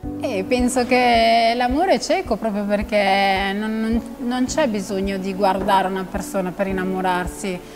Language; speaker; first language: Italian; non-native, fluent; Albanian